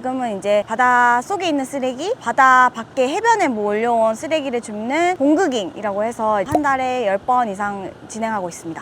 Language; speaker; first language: Korean; native; Korean